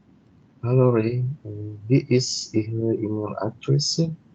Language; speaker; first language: German; non-native, learner; Indonesian